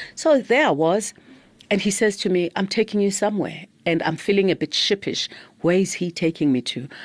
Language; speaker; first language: English; non-native, local second language; Zulu